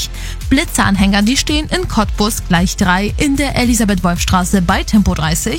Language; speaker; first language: German; native; German